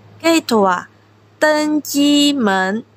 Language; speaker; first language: Japanese; non-native, fluent; Chinese